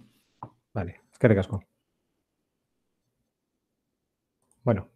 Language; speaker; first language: Basque; non-native, local second language; Spanish